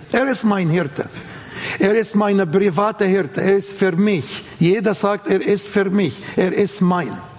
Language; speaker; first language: German; non-native, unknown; Arabic